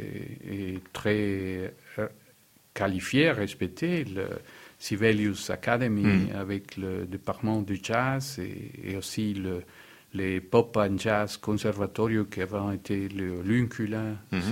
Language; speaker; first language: French; non-native, fluent; Spanish